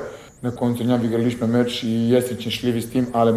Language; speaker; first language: Polish; non-native, fluent; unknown